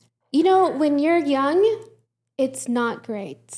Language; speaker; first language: English; early bilingual, other home language; Spanish